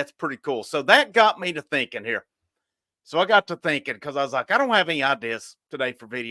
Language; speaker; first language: English; native; English